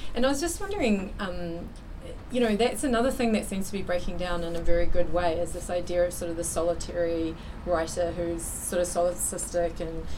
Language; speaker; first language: English; native; English